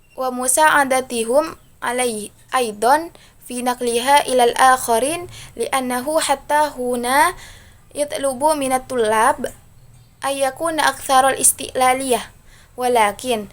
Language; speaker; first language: Arabic; non-native, learner; Indonesian